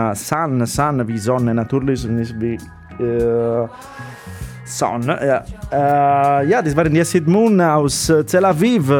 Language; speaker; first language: German; non-native, learner; Italian